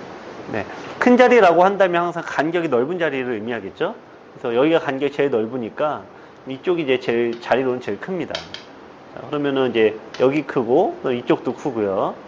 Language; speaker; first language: Korean; native; Korean